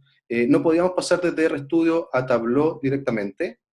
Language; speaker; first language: Spanish; native; Spanish